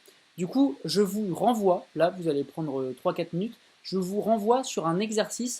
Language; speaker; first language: French; native; French